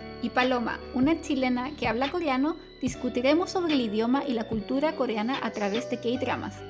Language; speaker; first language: Spanish; non-native, fluent; Korean